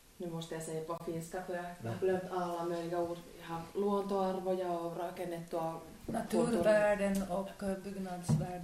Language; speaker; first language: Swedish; non-native, local second language; Finnish